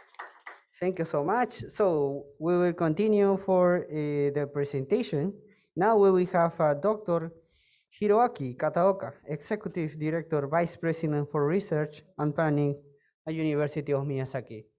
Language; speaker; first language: English; non-native, fluent; Spanish